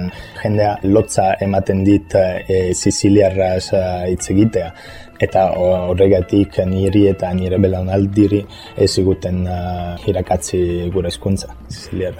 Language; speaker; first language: Basque; non-native, fluent; Italian